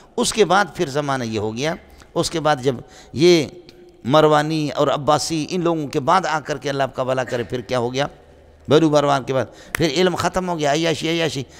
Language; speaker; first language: Urdu; non-native, local second language; Brahui